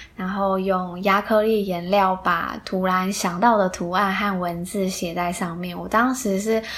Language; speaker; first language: Chinese; native; Chinese